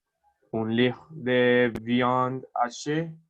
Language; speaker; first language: French; non-native, learner; Spanish